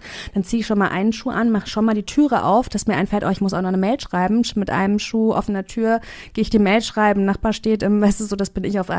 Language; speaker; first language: German; native; German